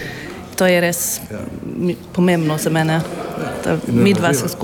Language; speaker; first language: Slovenian; non-native, learner; English